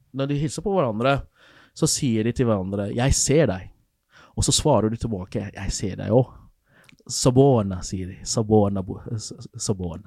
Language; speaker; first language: Norwegian; non-native, fluent; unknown